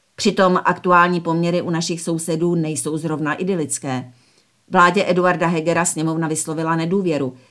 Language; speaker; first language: Czech; early bilingual, other home language; Slovak